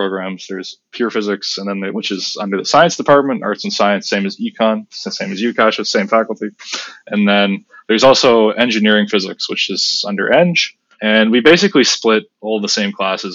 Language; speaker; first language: English; native; English